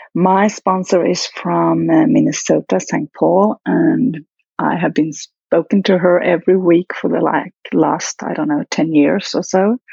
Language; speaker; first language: English; non-native, fluent; Swedish